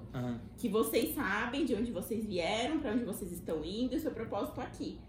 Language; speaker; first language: Portuguese; native; Portuguese